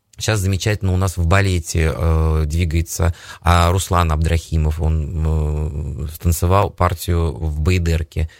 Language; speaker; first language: Russian; native; Russian